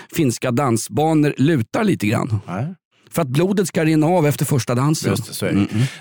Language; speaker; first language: Swedish; native; Swedish